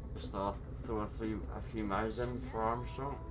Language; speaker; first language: English; native; English